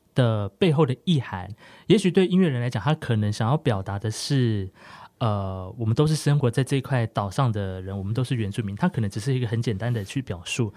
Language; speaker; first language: Chinese; non-native, local second language; Amis